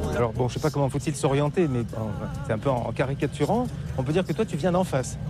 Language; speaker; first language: French; native; French